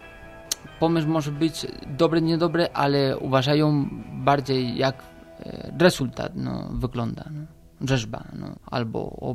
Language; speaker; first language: Polish; non-native, learner; Spanish